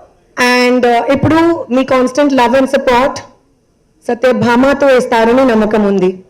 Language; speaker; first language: Telugu; non-native, learner; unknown